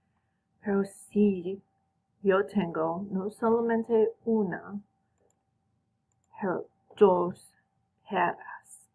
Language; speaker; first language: Spanish; non-native, fluent; English